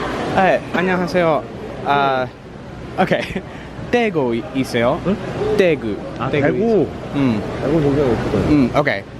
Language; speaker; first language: Korean; non-native, learner; English